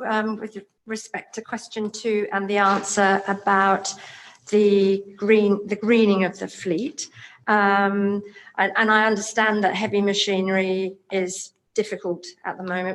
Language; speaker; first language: English; native; English